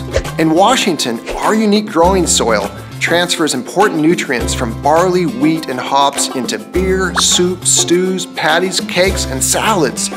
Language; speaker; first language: English; native; English